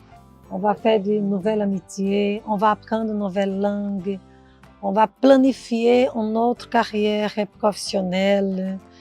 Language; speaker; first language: French; non-native, fluent; Portuguese